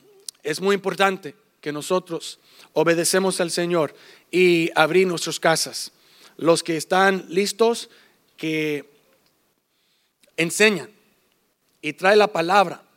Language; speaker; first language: Spanish; early bilingual, heritage; English